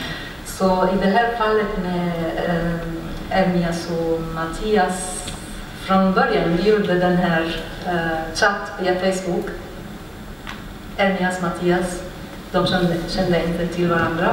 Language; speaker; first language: Swedish; non-native, fluent; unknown